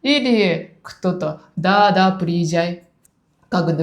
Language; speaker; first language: Russian; non-native, learner; Japanese